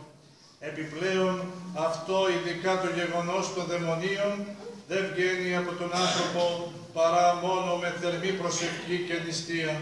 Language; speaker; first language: Greek; native; Greek